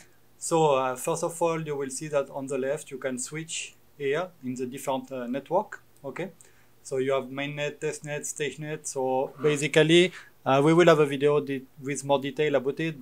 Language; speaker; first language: English; non-native, fluent; French